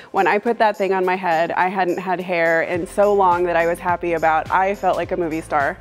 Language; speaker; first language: English; native; English